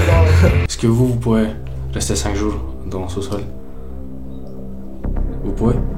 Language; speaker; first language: French; non-native, learner; Ukrainian